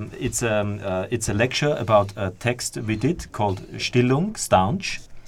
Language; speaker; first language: English; non-native, fluent; German